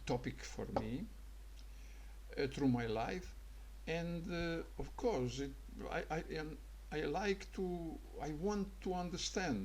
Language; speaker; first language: English; non-native, learner; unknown